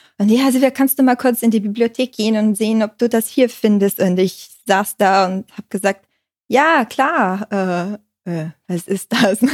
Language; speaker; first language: German; non-native, fluent; Portuguese